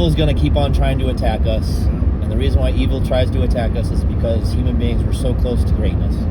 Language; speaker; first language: English; native; English